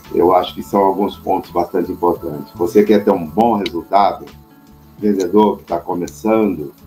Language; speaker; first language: Portuguese; native; Portuguese